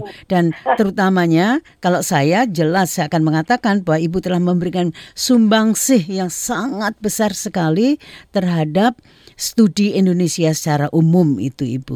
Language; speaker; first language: Indonesian; native; Indonesian